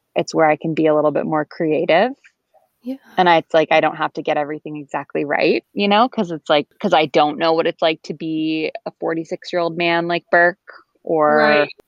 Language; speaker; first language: English; native; English